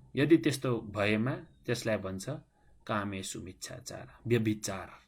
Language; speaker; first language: Nepali; non-native, local second language; Newari